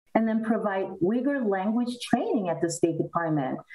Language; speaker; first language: English; non-native, fluent; Korean